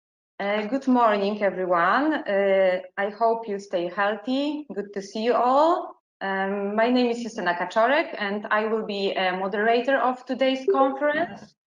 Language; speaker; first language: English; non-native, fluent; Polish